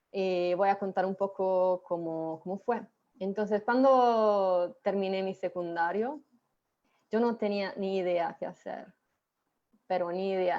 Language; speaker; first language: Spanish; non-native, fluent; Italian